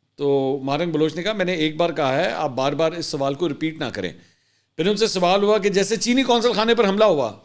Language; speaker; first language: Urdu; native; Urdu